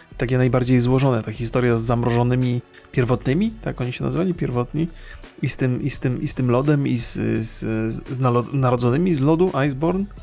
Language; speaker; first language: Polish; native; Polish